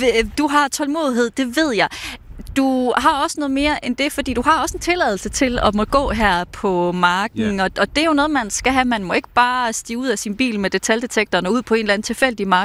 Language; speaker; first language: Danish; native; Danish